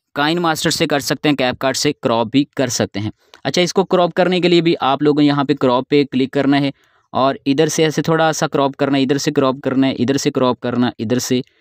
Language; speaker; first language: Urdu; non-native, local second language; Sindhi